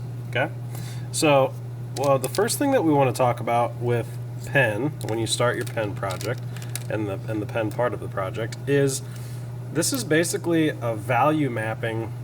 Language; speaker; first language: English; native; English